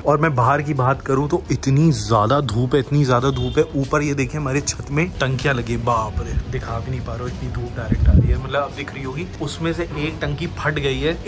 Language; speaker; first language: Hindi; native; Hindi